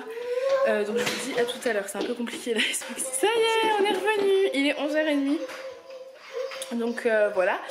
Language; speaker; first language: French; native; French